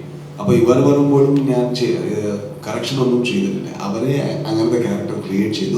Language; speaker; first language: Malayalam; non-native, learner; Kannada